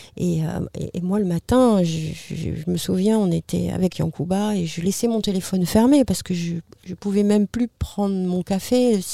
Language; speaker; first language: French; native; French